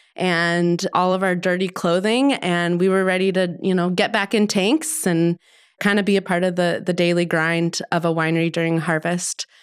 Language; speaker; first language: English; native; English